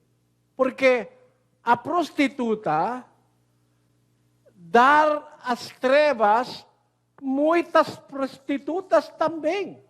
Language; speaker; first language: Portuguese; non-native, learner; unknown